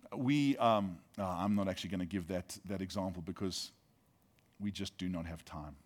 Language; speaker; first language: English; native; English